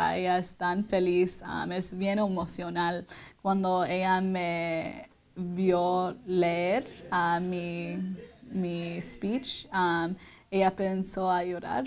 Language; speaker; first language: Spanish; early bilingual, heritage; Spanish